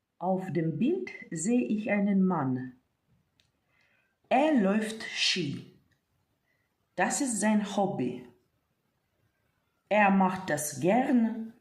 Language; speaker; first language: German; non-native, fluent; Ukrainian